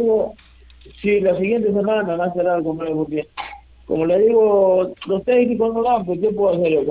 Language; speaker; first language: Spanish; native; Spanish